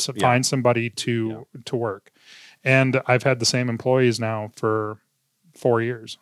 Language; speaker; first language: English; native; English